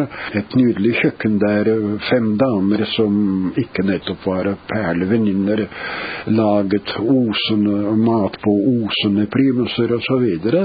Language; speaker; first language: Norwegian; non-native, fluent; Russian